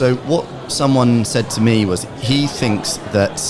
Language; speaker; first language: English; native; English